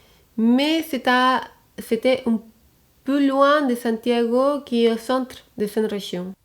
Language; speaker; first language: French; non-native, fluent; Spanish